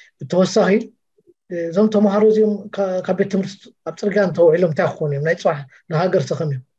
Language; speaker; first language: Tigrinya; native; Tigrinya